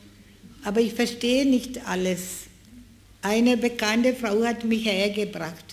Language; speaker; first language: German; non-native, fluent; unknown